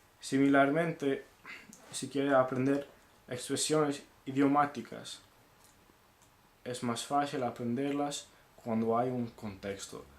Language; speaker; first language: Spanish; non-native, fluent; English